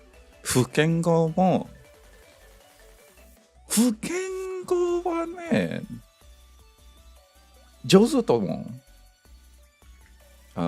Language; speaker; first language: Japanese; non-native, learner; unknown